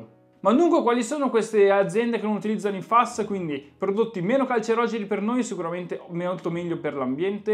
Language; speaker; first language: Italian; native; Italian